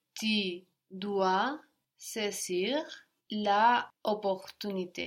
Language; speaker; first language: French; non-native, learner; English